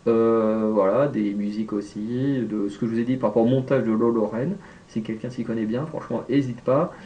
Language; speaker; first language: French; native; French